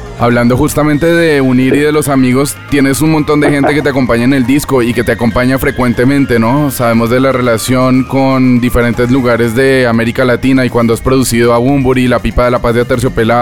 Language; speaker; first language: Spanish; native; Spanish